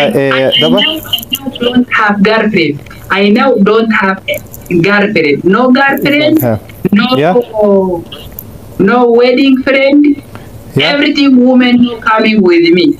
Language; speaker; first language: English; non-native, learner; Oromo